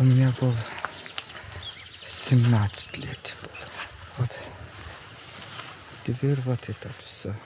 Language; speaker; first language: Russian; non-native, local second language; Azerbaijani